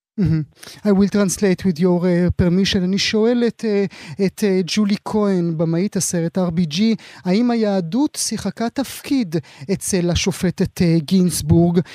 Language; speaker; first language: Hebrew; native; Hebrew